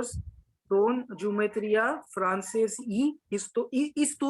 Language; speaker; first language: Spanish; non-native, learner; Hindi